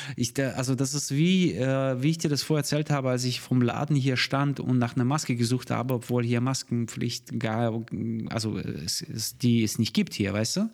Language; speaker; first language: German; non-native, fluent; Russian